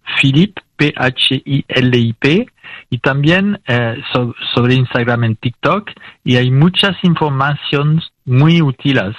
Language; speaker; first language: Spanish; non-native, fluent; French